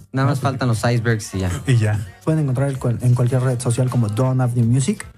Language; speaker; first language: Spanish; native; Spanish